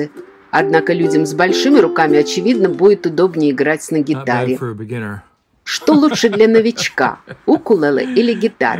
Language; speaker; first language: Russian; native; Russian